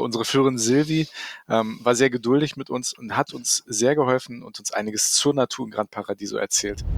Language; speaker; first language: German; native; German